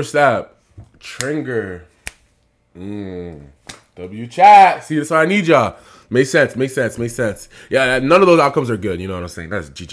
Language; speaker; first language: English; native; English